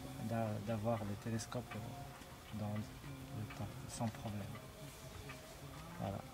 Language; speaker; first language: French; non-native, local second language; Arabic